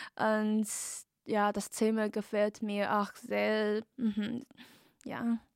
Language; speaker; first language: German; non-native, learner; Chinese